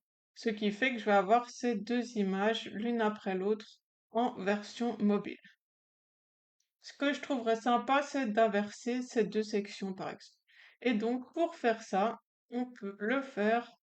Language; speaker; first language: French; native; French